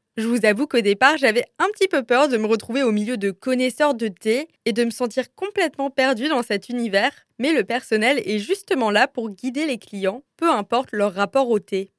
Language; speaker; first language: French; native; French